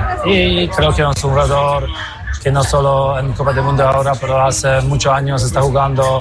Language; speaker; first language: Spanish; non-native, fluent; Polish